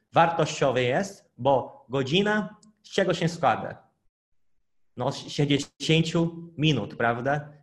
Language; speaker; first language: Polish; non-native, fluent; Portuguese